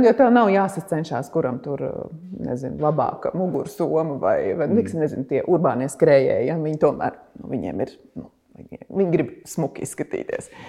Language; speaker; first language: Latvian; native; Latvian